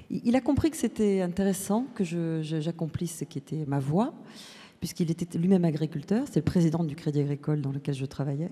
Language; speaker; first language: French; native; French